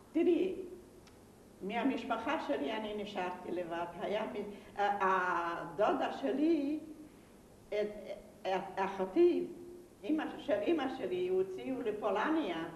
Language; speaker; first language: Hebrew; non-native, fluent; Yiddish